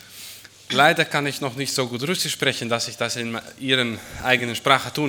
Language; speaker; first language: German; non-native, fluent; Dutch